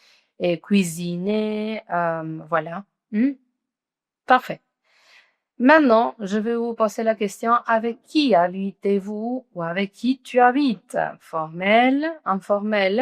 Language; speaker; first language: French; non-native, fluent; Spanish